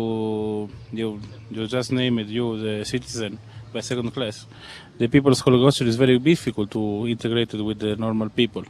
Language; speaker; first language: English; non-native, learner; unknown